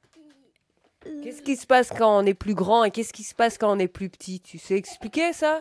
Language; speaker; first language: French; native; French